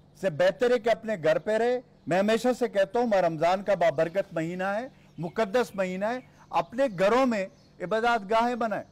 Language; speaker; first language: Urdu; non-native, local second language; Pashto